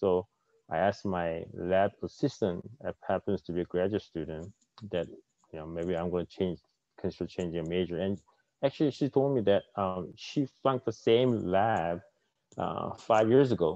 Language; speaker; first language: English; non-native, fluent; Korean